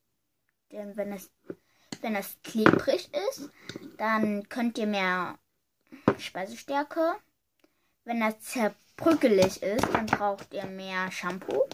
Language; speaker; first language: German; early bilingual, other home language; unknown